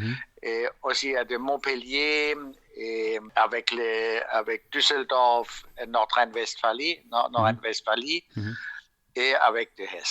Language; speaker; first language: French; non-native, fluent; German